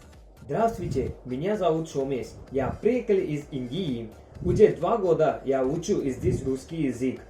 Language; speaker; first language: Russian; non-native, learner; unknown